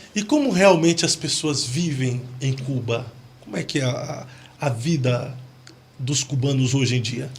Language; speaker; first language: Portuguese; native; Portuguese